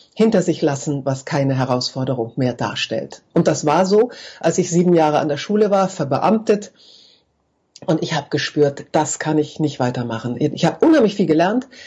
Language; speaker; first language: German; native; German